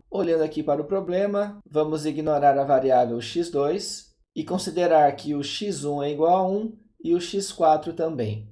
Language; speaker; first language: Portuguese; native; Portuguese